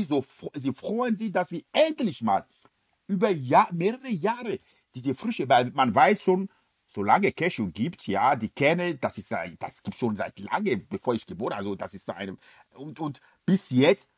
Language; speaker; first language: German; non-native, fluent; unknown